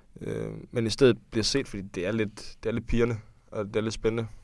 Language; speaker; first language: Danish; native; Danish